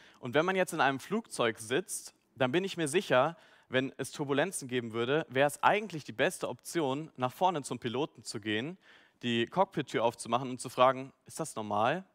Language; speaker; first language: German; native; German